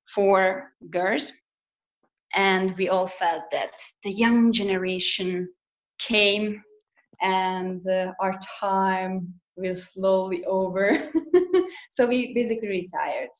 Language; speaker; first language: English; non-native, fluent; Hungarian